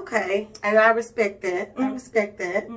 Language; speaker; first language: English; native; English